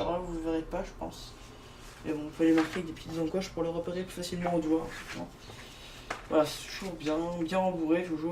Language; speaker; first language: French; native; French